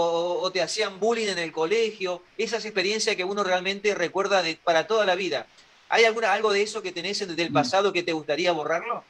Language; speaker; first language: Spanish; native; Spanish